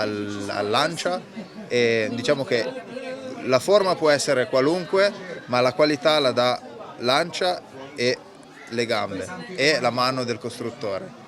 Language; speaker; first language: Italian; native; Italian